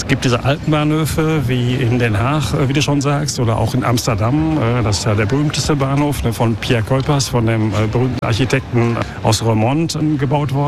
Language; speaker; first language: German; native; German